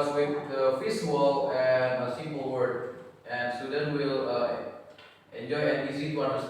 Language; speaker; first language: English; non-native, learner; Indonesian